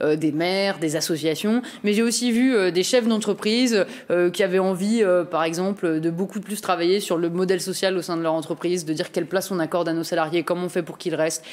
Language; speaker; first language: French; native; French